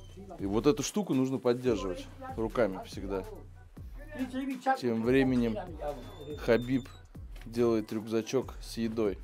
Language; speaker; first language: Russian; native; Russian